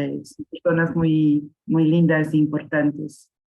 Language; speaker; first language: Spanish; non-native, fluent; Portuguese